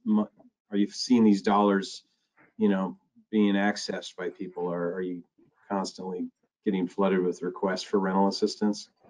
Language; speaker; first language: English; native; English